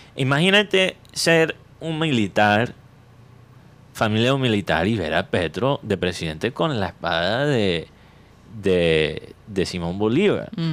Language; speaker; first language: Spanish; native; Spanish